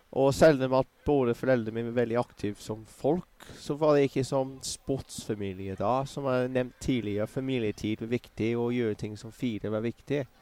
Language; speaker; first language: Norwegian; non-native, fluent; English